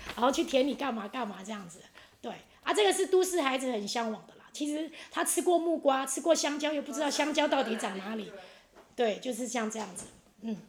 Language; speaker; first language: Chinese; non-native, local second language; Hakka Chinese